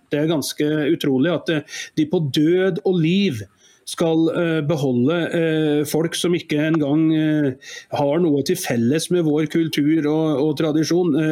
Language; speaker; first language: Norwegian; native; Norwegian